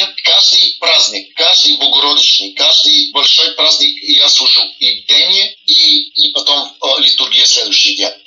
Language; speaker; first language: Russian; non-native, learner; Bulgarian